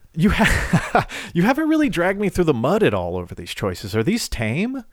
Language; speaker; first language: English; native; English